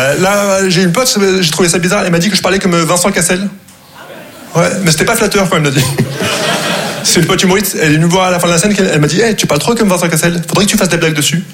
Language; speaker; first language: French; non-native, local second language; Arabic